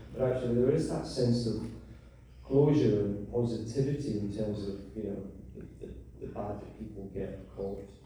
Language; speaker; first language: English; native; English